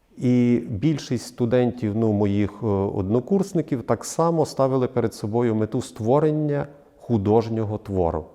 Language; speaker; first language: Ukrainian; native; Ukrainian